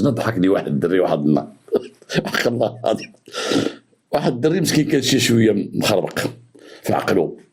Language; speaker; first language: Arabic; native; Arabic